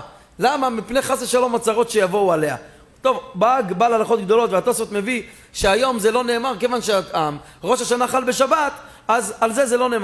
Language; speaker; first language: Hebrew; native; Hebrew